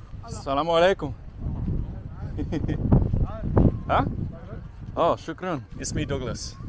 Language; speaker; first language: Arabic; non-native, learner; English